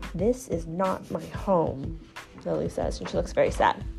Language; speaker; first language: English; non-native, fluent; Chinese